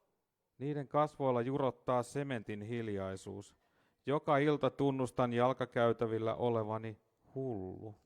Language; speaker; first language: Finnish; native; Finnish